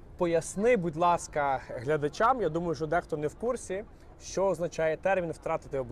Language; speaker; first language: Ukrainian; native; Ukrainian